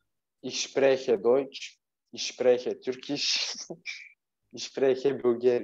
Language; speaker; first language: German; non-native, learner; Turkish